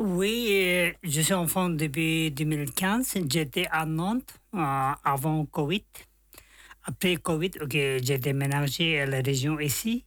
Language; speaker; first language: French; non-native, learner; Tibetan